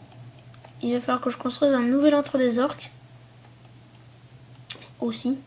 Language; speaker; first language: French; native; French